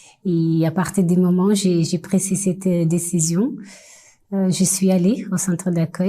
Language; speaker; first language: French; non-native, fluent; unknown